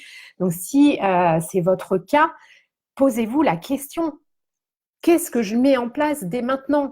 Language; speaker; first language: French; native; French